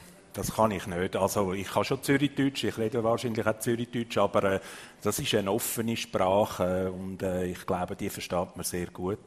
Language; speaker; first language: German; native; German